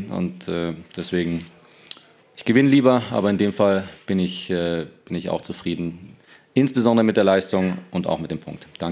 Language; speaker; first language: German; native; German